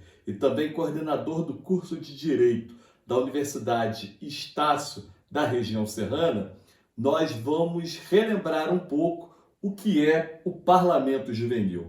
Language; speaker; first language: Portuguese; native; Portuguese